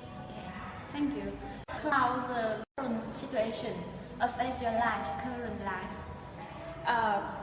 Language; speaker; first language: English; non-native, learner; Vietnamese